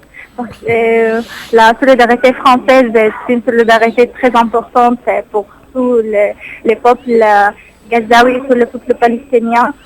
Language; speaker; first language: French; non-native, learner; Arabic